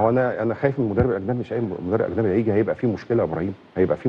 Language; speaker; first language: Arabic; native; Arabic